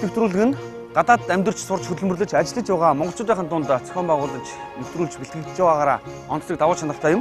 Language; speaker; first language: Mongolian; native; Mongolian